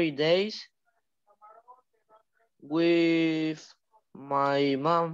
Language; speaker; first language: English; non-native, learner; Spanish